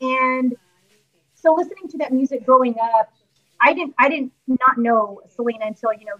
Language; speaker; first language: English; native; English